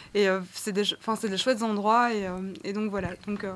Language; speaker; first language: French; native; French